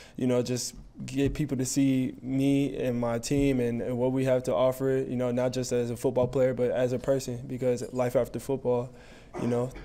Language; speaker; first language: English; native; English